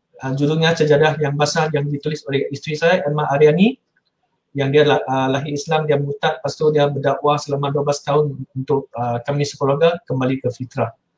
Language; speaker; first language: Malay; non-native, local second language; Min Nan Chinese